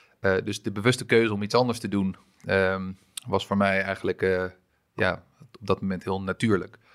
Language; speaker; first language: Dutch; early bilingual, other home language; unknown